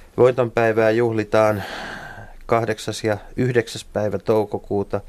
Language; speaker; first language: Finnish; native; Finnish